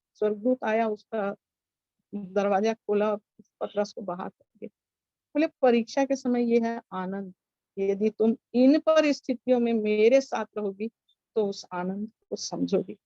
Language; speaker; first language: Hindi; native; Hindi